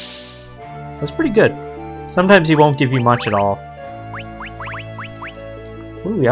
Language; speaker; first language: English; native; English